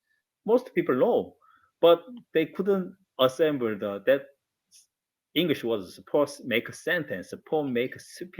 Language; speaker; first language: English; non-native, learner; Korean